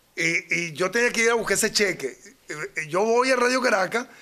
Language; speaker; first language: Spanish; native; Spanish